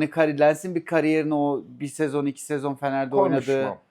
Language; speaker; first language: Turkish; native; Turkish